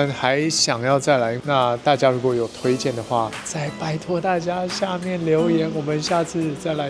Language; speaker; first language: Chinese; native; Chinese